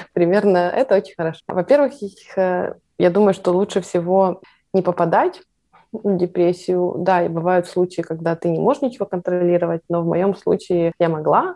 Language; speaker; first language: Russian; native; Russian